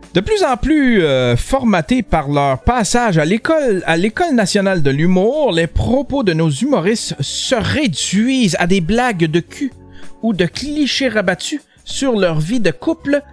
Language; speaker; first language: French; native; French